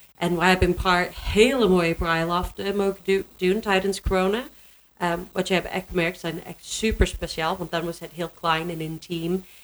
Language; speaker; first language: Dutch; non-native, learner; English